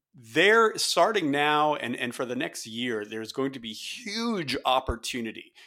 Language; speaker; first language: English; native; English